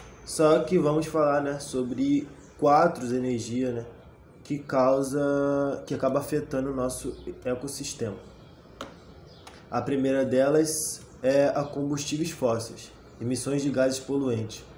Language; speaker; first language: Portuguese; native; Portuguese